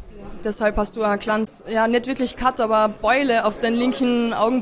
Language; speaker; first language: German; native; German